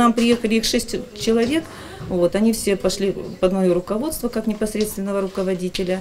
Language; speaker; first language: Russian; native; Russian